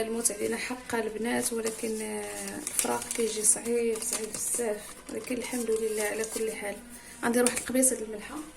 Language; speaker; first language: Arabic; native; Arabic